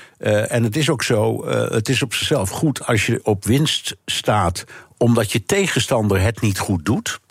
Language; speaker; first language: Dutch; native; Dutch